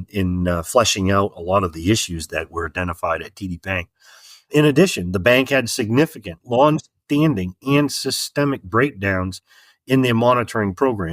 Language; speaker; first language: English; native; English